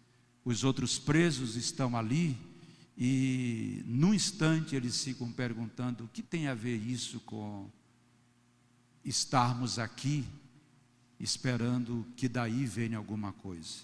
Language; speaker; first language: Portuguese; native; Portuguese